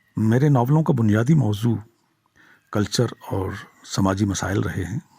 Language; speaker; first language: Urdu; non-native, local second language; Pahari-Potwari